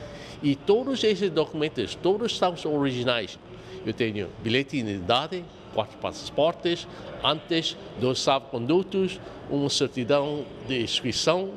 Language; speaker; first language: Portuguese; non-native, fluent; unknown